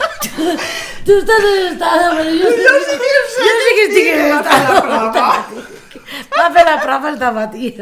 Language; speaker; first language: Catalan; native; Catalan